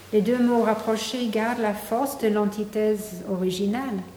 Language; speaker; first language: French; non-native, fluent; English